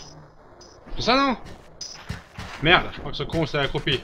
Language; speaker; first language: French; native; French